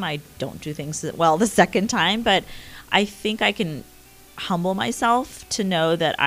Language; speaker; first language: English; early bilingual, other home language; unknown